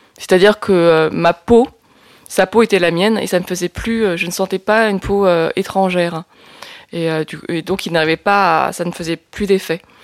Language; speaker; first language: French; early bilingual, other home language; Lao